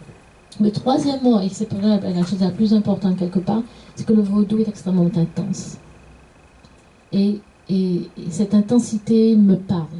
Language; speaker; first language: French; native; French